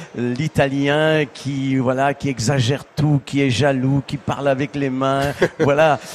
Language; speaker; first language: French; early bilingual, other home language; Italian